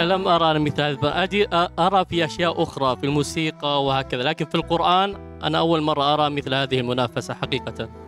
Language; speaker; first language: Arabic; native; Arabic